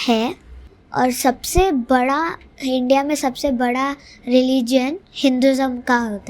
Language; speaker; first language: Hindi; native; Hindi